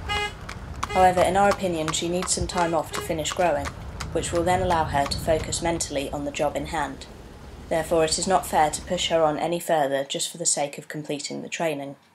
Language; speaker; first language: English; native; English